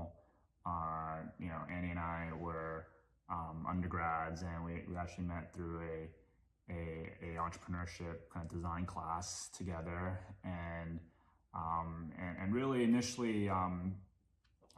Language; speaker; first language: English; non-native, local second language; Cantonese